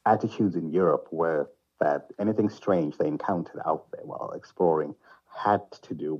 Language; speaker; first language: English; non-native, local second language; Shona